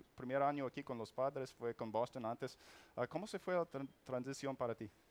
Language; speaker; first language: Spanish; non-native, learner; English